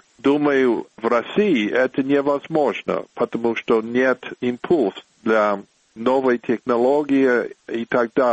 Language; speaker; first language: Russian; non-native, fluent; English